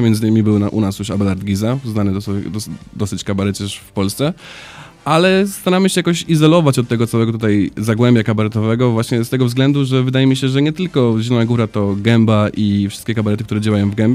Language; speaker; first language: Polish; native; Polish